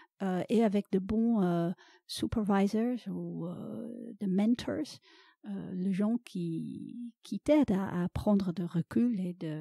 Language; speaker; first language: French; non-native, fluent; Dutch